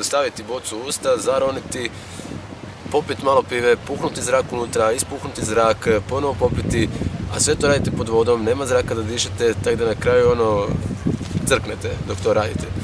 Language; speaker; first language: Croatian; native; Croatian